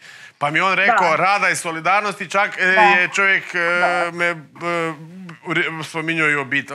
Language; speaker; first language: Croatian; native; Croatian